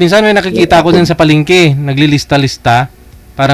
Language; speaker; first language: Filipino; native; Filipino